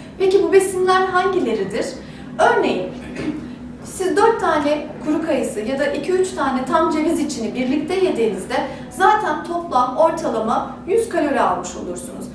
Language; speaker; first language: Turkish; native; Turkish